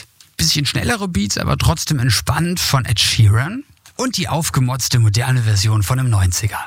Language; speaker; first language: German; native; German